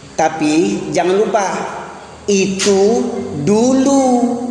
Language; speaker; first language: Indonesian; non-native, local second language; Minangkabau